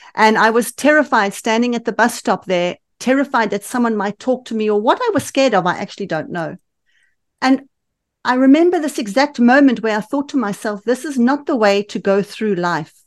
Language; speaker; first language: English; native; English